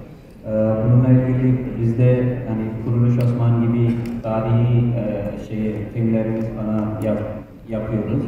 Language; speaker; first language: Turkish; non-native, fluent; Urdu